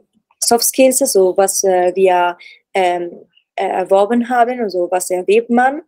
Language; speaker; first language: German; non-native, learner; Italian